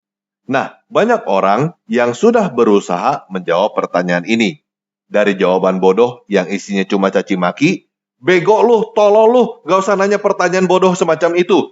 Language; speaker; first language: Indonesian; native; Indonesian